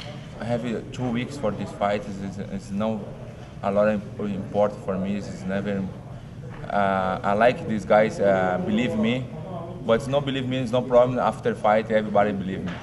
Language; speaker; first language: English; non-native, learner; Portuguese